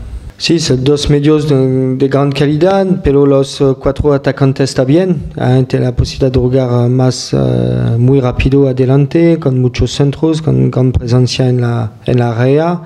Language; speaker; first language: Spanish; non-native, fluent; French